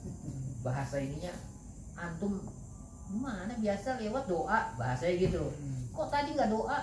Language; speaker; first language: Indonesian; native; Indonesian